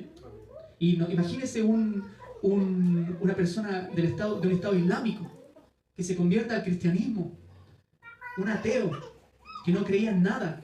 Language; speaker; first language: Spanish; native; Spanish